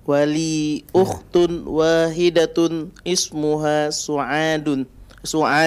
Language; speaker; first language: Arabic; non-native, learner; Indonesian